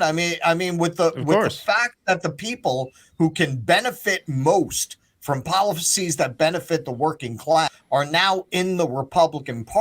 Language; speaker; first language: English; native; English